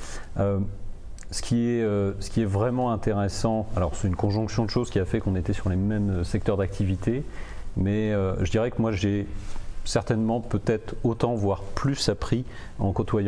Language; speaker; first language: French; native; French